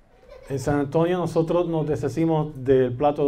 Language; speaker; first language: Spanish; native; Spanish